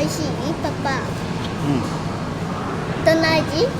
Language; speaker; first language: Japanese; early bilingual, heritage; Japanese